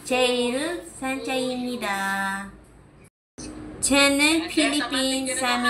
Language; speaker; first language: Korean; non-native, learner; Filipino